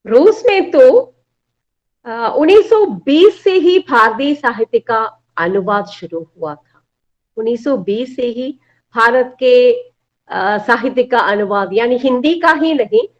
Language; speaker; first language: Hindi; non-native, local second language; Malayalam